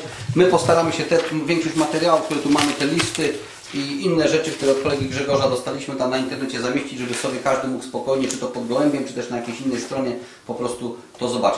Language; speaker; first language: Polish; native; Polish